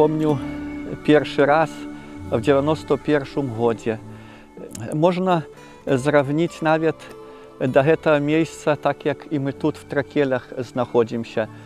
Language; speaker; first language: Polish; non-native, local second language; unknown